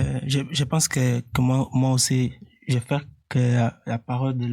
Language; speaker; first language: French; non-native, learner; Portuguese